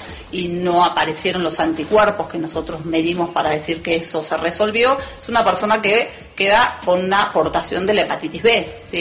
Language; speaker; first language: Spanish; native; Spanish